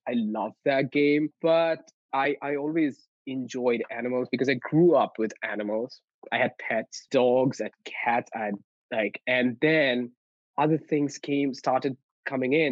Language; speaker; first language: English; non-native, local second language; Bangla